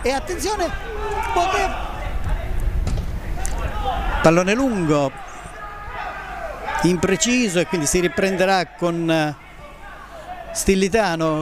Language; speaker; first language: Italian; native; Italian